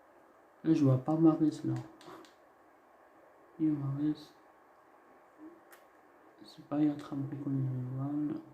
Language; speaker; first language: French; non-native, learner; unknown